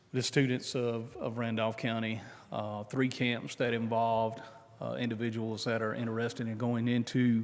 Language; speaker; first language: English; native; English